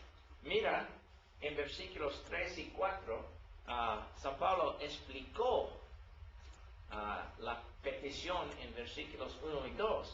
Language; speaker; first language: Spanish; non-native, learner; English